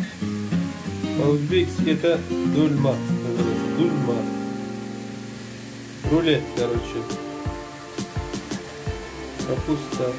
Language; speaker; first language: Russian; non-native, local second language; Uzbek